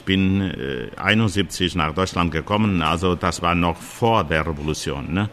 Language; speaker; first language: German; non-native, fluent; Portuguese